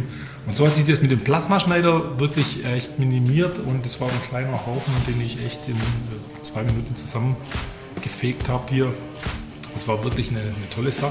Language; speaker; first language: German; native; German